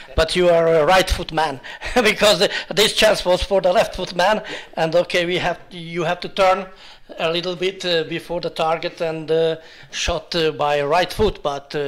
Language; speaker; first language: English; non-native, learner; Hungarian